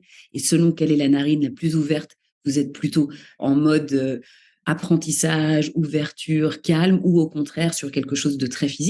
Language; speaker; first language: French; native; French